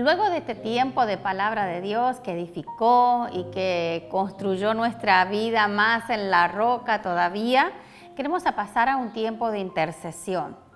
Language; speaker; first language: Spanish; native; Spanish